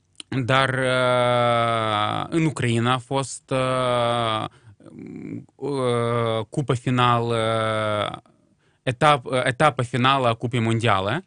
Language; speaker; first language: Romanian; non-native, local second language; Russian